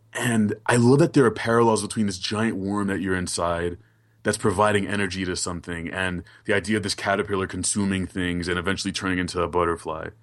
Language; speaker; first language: English; early bilingual, other home language; Haitian Creole